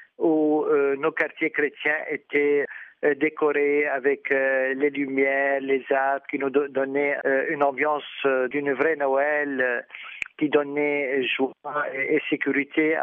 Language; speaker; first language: French; non-native, fluent; Arabic